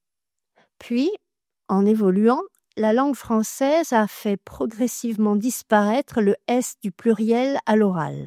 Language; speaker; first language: French; native; French